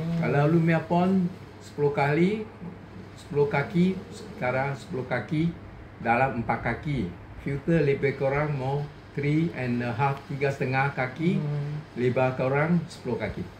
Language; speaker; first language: Malay; non-native, local second language; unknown